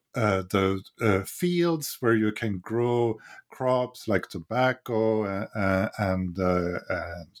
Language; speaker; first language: English; non-native, fluent; Swedish